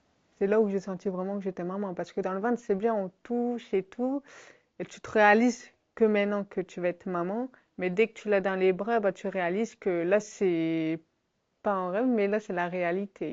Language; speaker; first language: French; native; French